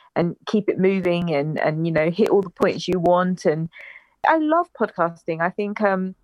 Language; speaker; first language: English; native; English